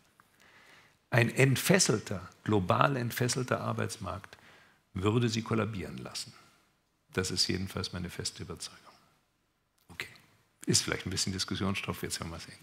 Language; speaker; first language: German; native; German